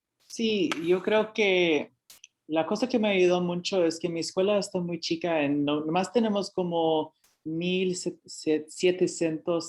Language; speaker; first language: Spanish; early bilingual, heritage; Spanish